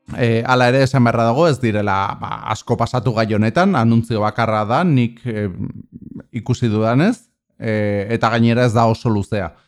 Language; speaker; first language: Basque; native; Basque